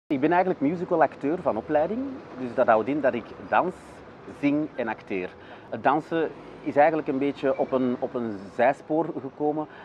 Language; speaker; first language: Dutch; native; Dutch